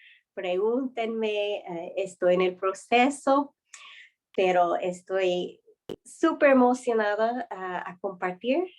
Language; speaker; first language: Spanish; non-native, fluent; English